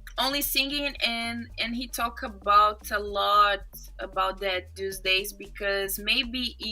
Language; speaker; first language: English; non-native, fluent; Portuguese